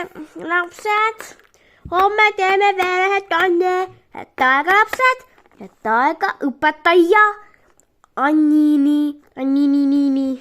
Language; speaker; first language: Estonian; non-native, local second language; Russian